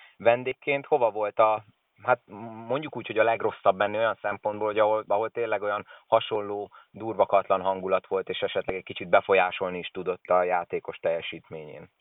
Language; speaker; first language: Hungarian; native; Hungarian